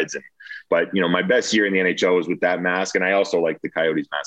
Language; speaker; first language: English; native; English